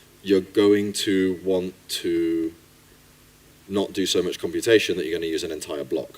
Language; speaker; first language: English; native; English